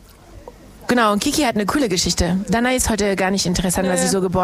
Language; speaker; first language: German; non-native, fluent; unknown